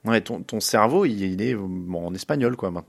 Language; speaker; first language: French; native; French